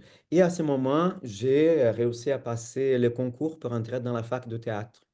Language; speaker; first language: French; non-native, fluent; Portuguese